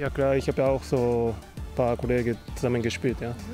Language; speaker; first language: German; non-native, learner; Japanese